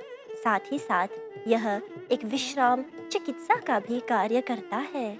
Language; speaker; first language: Hindi; non-native, local second language; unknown